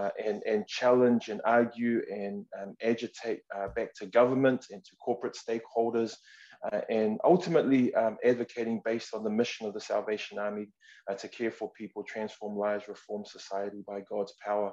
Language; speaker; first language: English; native; English